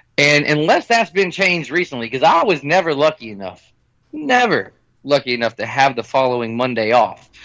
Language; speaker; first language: English; native; English